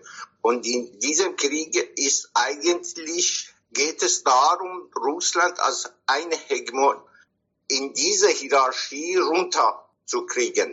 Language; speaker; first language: German; non-native, fluent; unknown